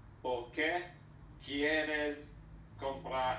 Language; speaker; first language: Spanish; non-native, learner; English